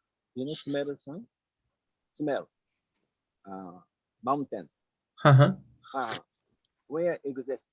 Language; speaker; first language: English; non-native, learner; Japanese